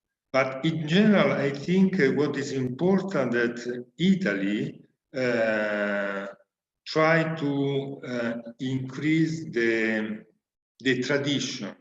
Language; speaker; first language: English; non-native, learner; Italian